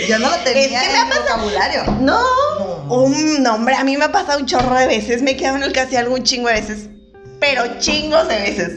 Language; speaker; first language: Spanish; native; Spanish